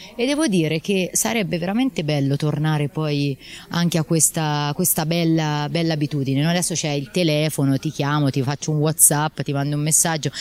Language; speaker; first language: Italian; native; Italian